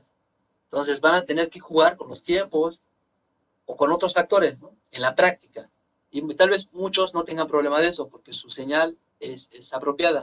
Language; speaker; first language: Spanish; native; Spanish